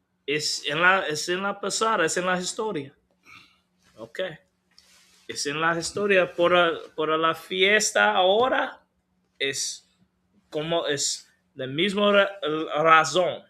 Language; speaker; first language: Spanish; non-native, learner; English